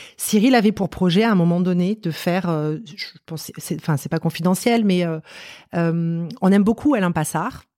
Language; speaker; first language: French; native; French